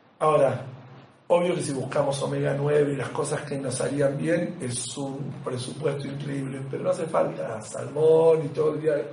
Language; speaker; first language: Spanish; native; Spanish